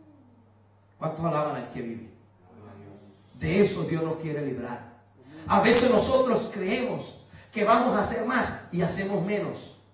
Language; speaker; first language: Spanish; native; Spanish